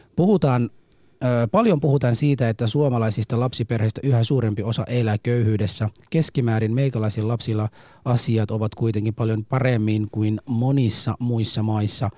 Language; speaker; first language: Finnish; early bilingual, other home language; Somali